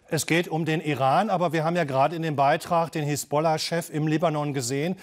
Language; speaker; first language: German; native; German